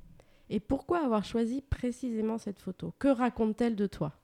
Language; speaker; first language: French; native; French